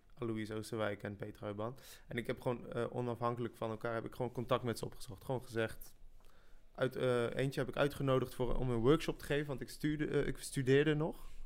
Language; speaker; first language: Dutch; early bilingual, other home language; French